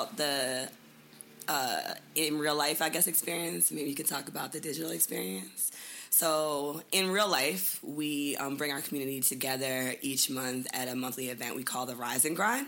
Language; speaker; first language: English; native; English